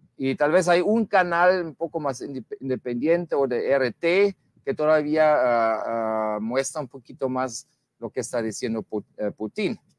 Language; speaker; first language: Spanish; non-native, fluent; German